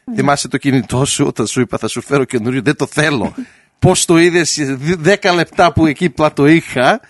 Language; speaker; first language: Greek; early bilingual, heritage; Greek